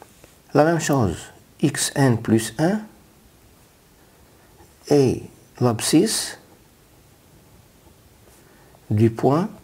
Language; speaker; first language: French; non-native, local second language; Arabic